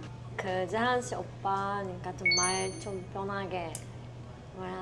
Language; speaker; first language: Korean; non-native, fluent; Japanese